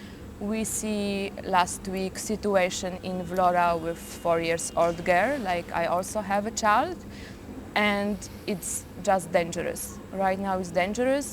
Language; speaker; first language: English; non-native, learner; Polish